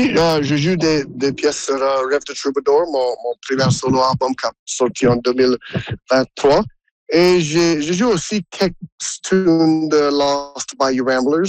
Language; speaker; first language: French; non-native, local second language; English